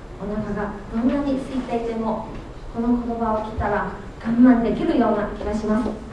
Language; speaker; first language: Japanese; non-native, fluent; Chinese